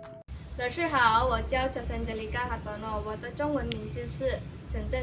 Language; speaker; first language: Chinese; non-native, learner; Indonesian